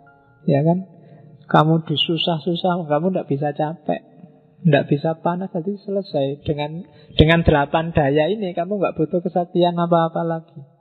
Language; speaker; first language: Indonesian; non-native, local second language; Javanese